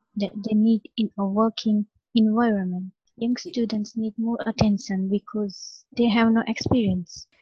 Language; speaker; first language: English; non-native, local second language; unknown